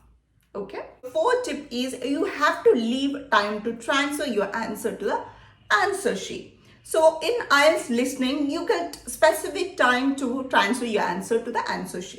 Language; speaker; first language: English; non-native, local second language; Malayalam